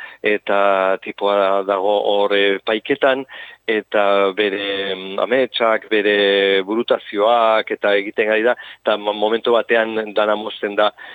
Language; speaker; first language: Basque; non-native, local second language; Spanish